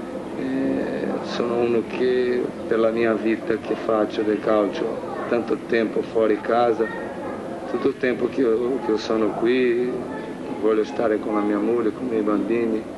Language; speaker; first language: Italian; non-native, fluent; Portuguese